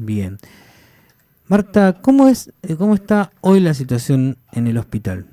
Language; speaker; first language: Spanish; native; Spanish